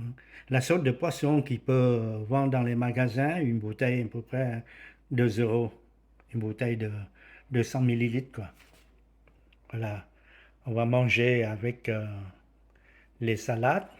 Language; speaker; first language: French; non-native, learner; Vietnamese